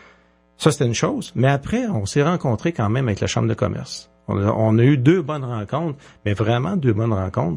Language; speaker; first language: French; native; French